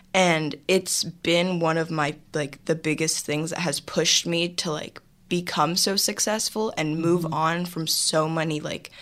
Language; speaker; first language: English; native; English